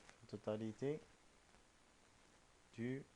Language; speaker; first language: French; non-native, local second language; Arabic